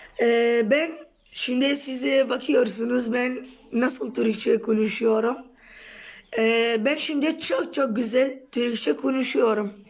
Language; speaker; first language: Turkish; non-native, learner; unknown